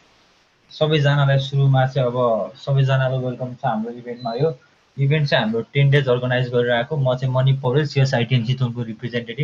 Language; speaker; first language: Nepali; native; Nepali